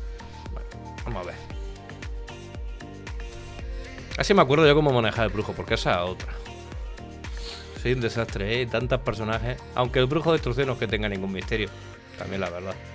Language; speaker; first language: Spanish; native; Spanish